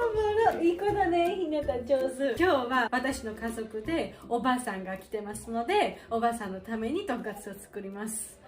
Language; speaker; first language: Japanese; non-native, fluent; Georgian